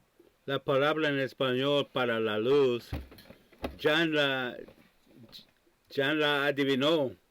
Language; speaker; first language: Spanish; non-native, fluent; English